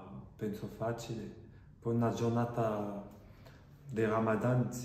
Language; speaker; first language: Italian; non-native, fluent; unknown